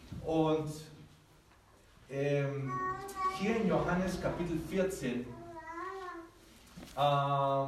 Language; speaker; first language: German; early bilingual, heritage; Spanish